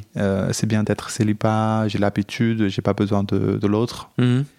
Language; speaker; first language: French; non-native, fluent; Chinese